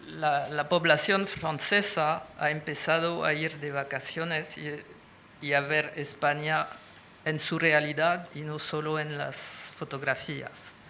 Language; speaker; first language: Spanish; non-native, fluent; French